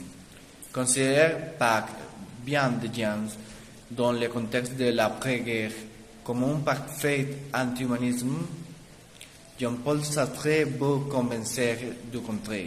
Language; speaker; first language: French; non-native, learner; Spanish